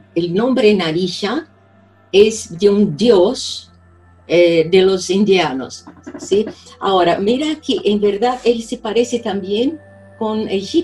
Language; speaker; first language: Spanish; non-native, fluent; Portuguese